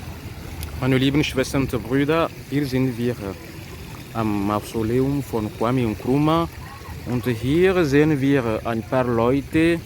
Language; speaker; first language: German; non-native, fluent; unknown